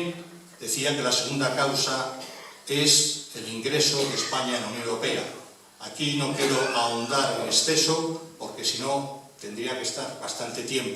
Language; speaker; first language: Spanish; native; Spanish